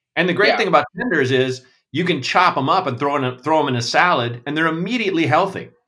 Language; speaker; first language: English; native; English